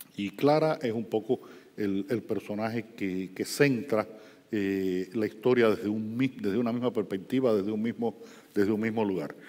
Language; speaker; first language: Spanish; native; Spanish